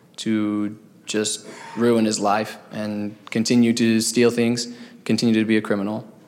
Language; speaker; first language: English; native; English